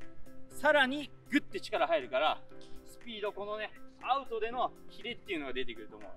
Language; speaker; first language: Japanese; native; Japanese